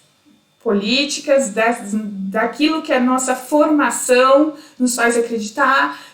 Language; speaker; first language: Portuguese; native; Portuguese